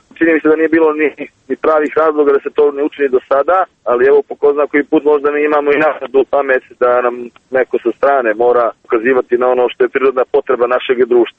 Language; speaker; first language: Serbian; native; Serbian